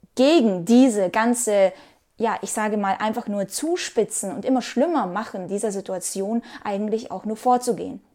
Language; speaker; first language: German; non-native, fluent; Ukrainian